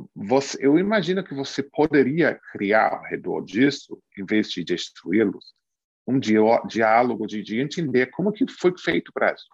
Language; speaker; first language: Portuguese; non-native, fluent; English